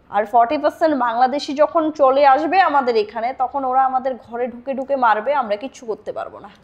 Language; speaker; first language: Bangla; native; Bangla